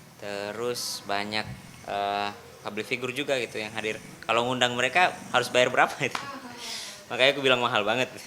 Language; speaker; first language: Indonesian; native; Indonesian